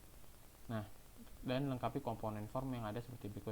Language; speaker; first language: Indonesian; native; Indonesian